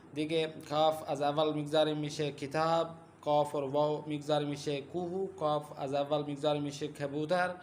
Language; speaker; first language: Persian; non-native, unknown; Urdu